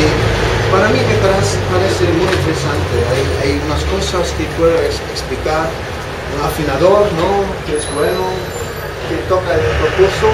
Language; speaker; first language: Spanish; non-native, fluent; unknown